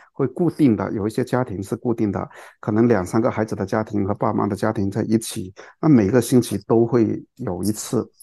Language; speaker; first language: Chinese; non-native, local second language; Cantonese